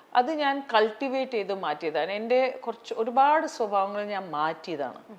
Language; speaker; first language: Malayalam; early bilingual, heritage; Malayalam